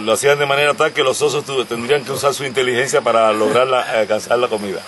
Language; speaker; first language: Spanish; native; Spanish